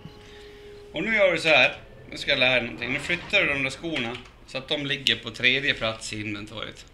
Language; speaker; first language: Swedish; native; Swedish